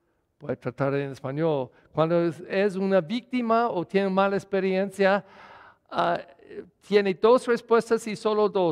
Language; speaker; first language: Spanish; non-native, fluent; English